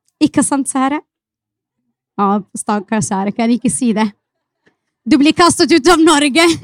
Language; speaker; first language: Norwegian; non-native, fluent; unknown